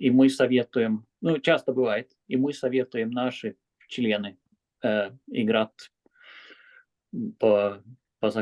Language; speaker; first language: Russian; non-native, fluent; Swedish